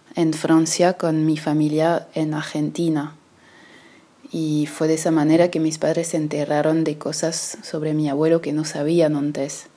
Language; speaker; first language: Spanish; early bilingual, other home language; French